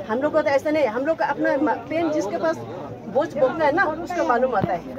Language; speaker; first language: Hindi; non-native, local second language; Nepali